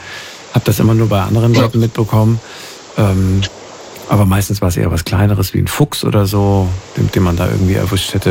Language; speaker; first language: German; native; German